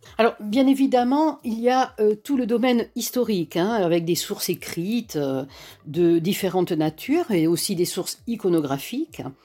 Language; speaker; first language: French; native; French